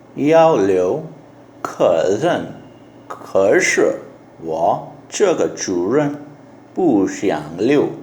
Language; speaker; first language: Chinese; non-native, learner; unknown